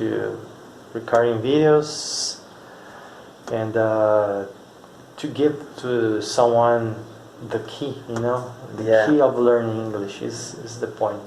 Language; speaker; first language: English; non-native, fluent; Portuguese